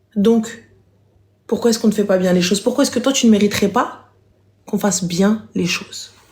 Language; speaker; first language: French; native; French